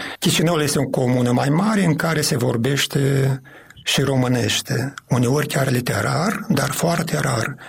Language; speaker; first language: Romanian; native; Romanian